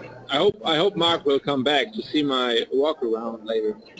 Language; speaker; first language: English; non-native, fluent; German